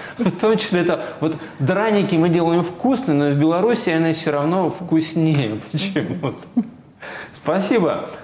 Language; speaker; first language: Russian; native; Russian